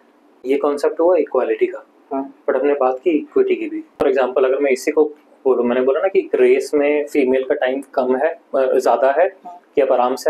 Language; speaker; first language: Hindi; native; Hindi